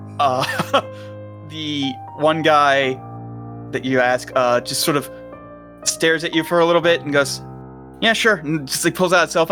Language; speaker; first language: English; native; English